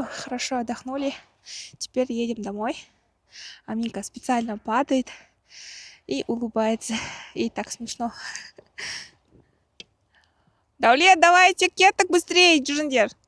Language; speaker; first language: Russian; non-native, local second language; Kazakh